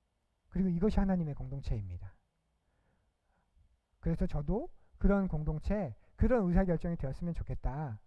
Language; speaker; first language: Korean; native; Korean